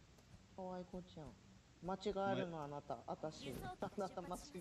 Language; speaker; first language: Japanese; native; Japanese